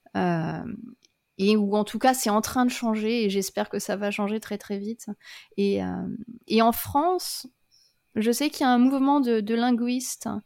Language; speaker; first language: French; native; French